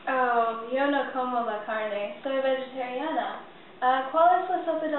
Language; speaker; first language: Spanish; non-native, learner; English